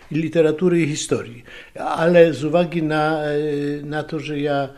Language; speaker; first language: Polish; early bilingual, other home language; Russian